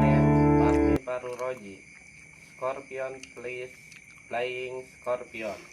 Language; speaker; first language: English; non-native, learner; Indonesian